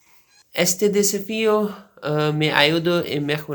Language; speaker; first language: Spanish; non-native, learner; Urdu